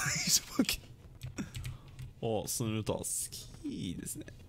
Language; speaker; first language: Japanese; non-native, learner; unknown